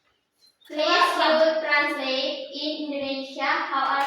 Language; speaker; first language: English; non-native, learner; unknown